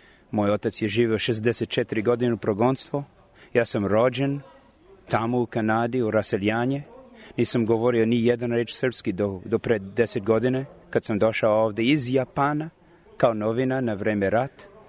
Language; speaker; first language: Croatian; non-native, learner; English